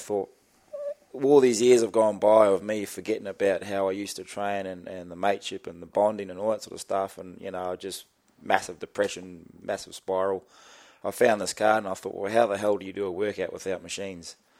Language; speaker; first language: English; native; English